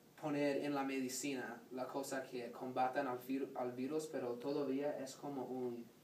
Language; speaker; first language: Spanish; non-native, learner; English